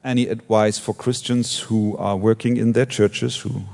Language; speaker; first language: English; non-native, fluent; German